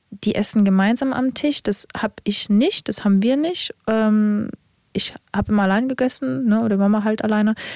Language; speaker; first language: German; early bilingual, other home language; Serbian